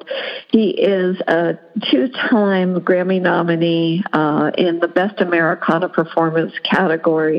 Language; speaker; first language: English; native; English